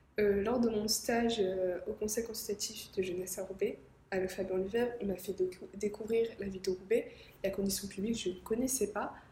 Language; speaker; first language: French; native; French